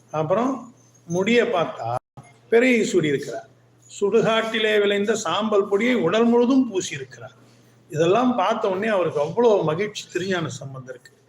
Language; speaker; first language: Tamil; native; Tamil